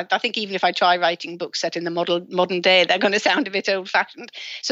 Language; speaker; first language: English; native; English